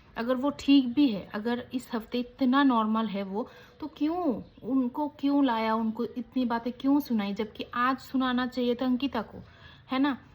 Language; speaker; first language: Hindi; non-native, local second language; Bangla